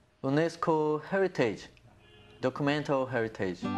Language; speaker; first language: English; non-native, fluent; Portuguese